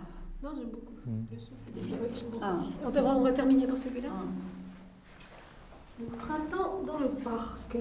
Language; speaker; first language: French; native; French